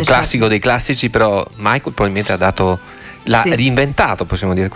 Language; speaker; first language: Italian; native; Italian